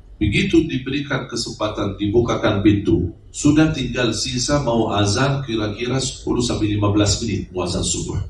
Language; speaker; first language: Indonesian; non-native, fluent; Arabic